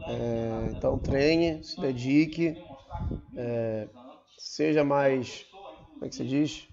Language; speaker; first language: Portuguese; native; Portuguese